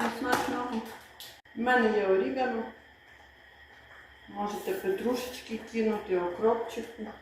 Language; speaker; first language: Ukrainian; native; Ukrainian